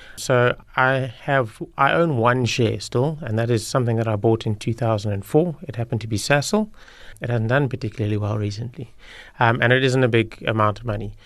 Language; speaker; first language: English; native; English